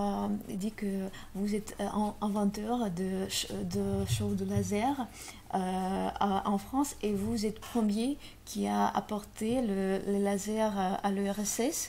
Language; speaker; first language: French; non-native, learner; Russian